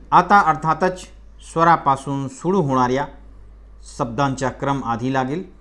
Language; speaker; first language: Marathi; non-native, local second language; Hindi